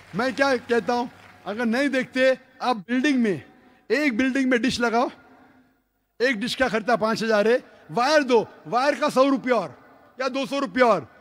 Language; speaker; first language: Hindi; non-native, local second language; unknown